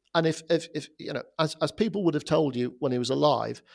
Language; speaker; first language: English; native; English